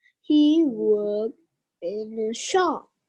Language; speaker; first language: English; non-native, learner; Vietnamese